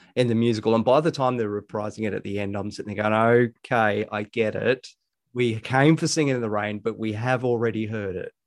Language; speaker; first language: English; native; English